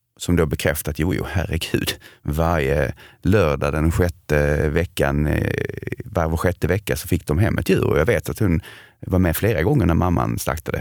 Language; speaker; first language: Swedish; native; Swedish